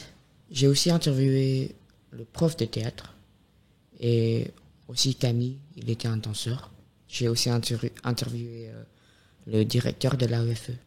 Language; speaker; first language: French; non-native, fluent; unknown